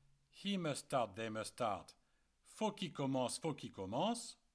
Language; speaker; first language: French; native; French